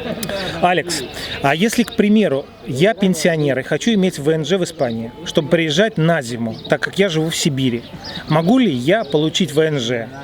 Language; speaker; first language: Russian; native; Russian